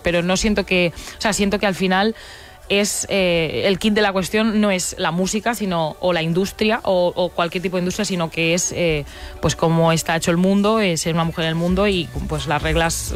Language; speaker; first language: Spanish; native; Spanish